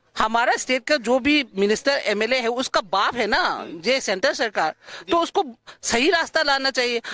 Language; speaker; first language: Hindi; non-native, local second language; Manipuri